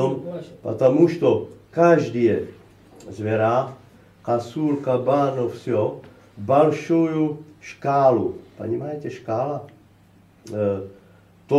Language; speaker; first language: Russian; non-native, learner; Slovak